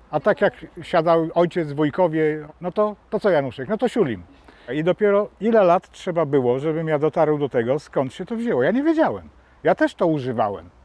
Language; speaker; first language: Polish; native; Polish